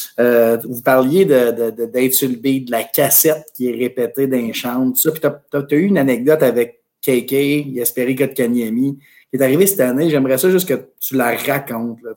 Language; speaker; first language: French; native; French